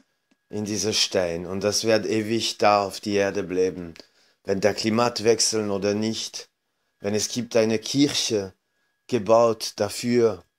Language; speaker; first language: German; non-native, fluent; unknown